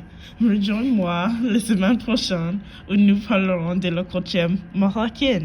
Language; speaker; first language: French; non-native, learner; English